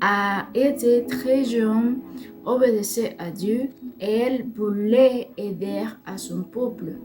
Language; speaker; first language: French; non-native, learner; Spanish